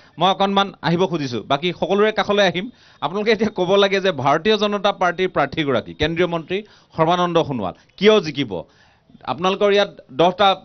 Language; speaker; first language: Assamese; native; Assamese